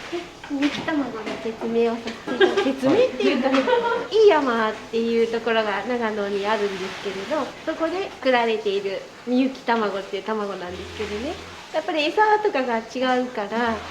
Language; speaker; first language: Japanese; native; Japanese